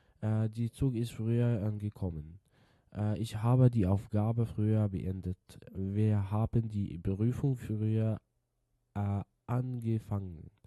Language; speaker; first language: German; non-native, fluent; Arabic